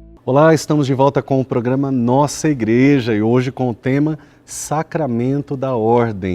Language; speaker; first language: Portuguese; native; Portuguese